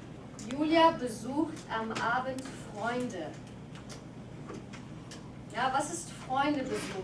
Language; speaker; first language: German; non-native, fluent; English